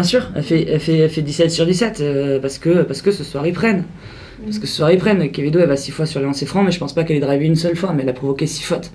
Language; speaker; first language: French; native; French